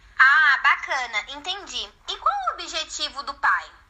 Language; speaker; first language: Portuguese; native; Portuguese